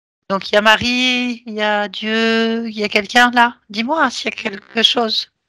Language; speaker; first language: French; native; French